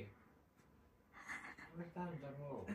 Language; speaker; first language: Finnish; native; Finnish